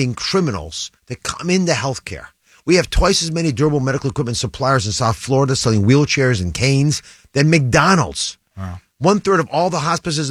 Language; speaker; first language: English; native; English